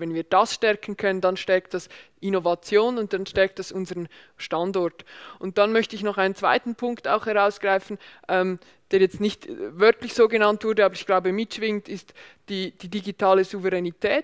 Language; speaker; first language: German; native; German